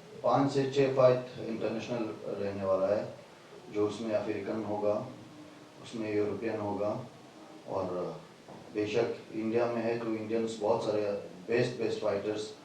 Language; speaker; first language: Hindi; non-native, fluent; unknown